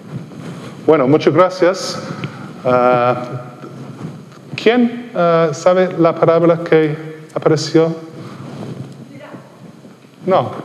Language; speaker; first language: Spanish; non-native, fluent; English